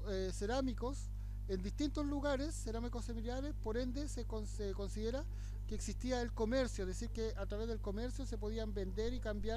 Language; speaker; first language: Spanish; native; Spanish